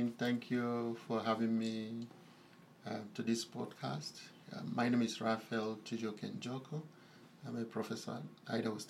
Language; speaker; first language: English; non-native, local second language; Igbo